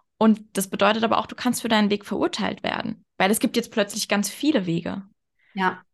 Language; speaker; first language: German; native; German